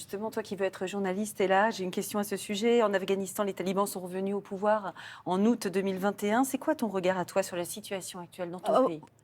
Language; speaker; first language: French; native; French